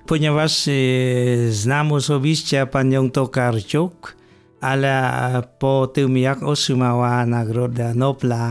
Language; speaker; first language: Polish; non-native, fluent; Vietnamese